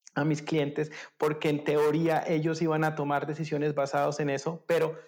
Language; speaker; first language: Spanish; native; Spanish